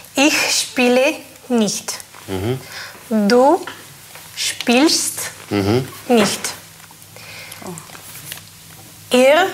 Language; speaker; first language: German; non-native, learner; Russian